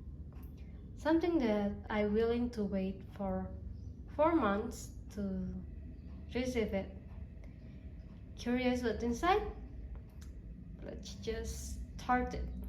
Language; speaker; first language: English; non-native, learner; Indonesian